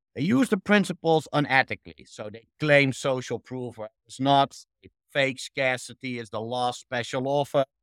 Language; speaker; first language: English; non-native, fluent; Dutch